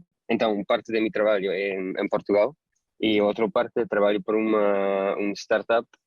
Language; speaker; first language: Portuguese; non-native, fluent; German